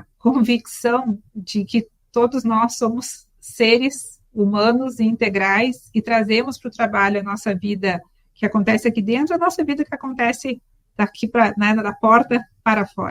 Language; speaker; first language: Portuguese; native; Portuguese